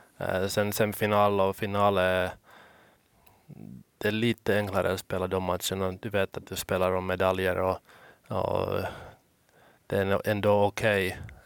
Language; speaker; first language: Swedish; non-native, local second language; Finnish